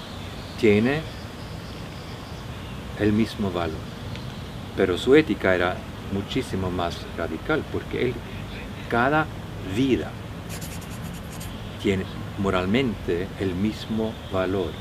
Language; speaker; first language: Spanish; non-native, fluent; Norwegian